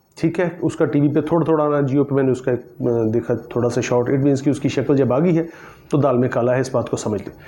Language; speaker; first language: Urdu; non-native, local second language; Punjabi